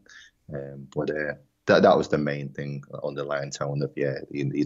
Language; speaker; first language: English; native; English